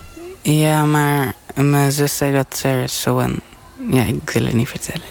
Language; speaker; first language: Dutch; early bilingual, other home language; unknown